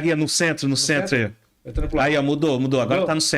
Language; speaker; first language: Portuguese; native; Portuguese